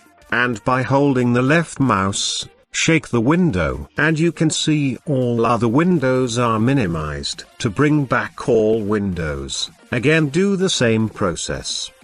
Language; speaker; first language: English; non-native, fluent; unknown